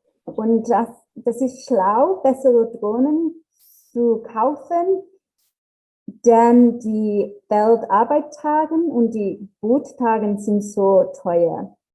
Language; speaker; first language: German; non-native, learner; English